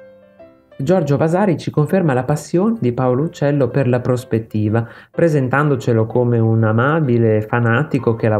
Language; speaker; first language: Italian; native; Italian